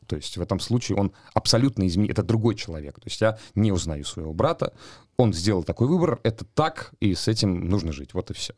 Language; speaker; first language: Russian; native; Russian